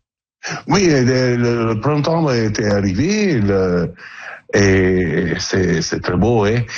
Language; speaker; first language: French; non-native, learner; Italian